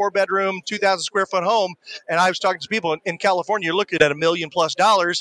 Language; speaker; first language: English; native; English